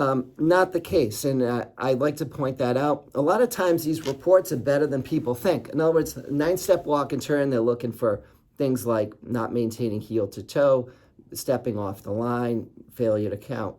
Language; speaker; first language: English; native; English